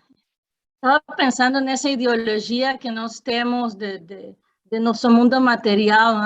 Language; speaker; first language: Portuguese; non-native, fluent; Spanish